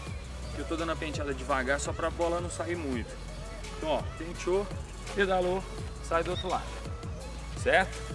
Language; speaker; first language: Portuguese; native; Portuguese